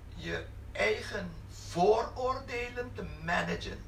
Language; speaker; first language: Dutch; non-native, local second language; Papiamento